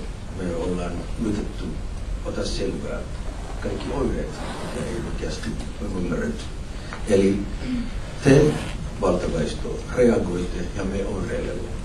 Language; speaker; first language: Finnish; non-native, fluent; Somali